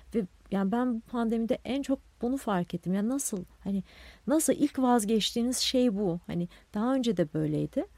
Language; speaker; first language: Turkish; non-native, local second language; Kurdish